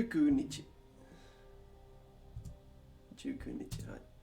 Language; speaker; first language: Japanese; non-native, learner; English